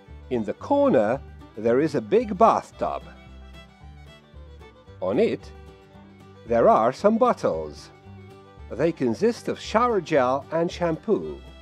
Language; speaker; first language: English; non-native, fluent; Hungarian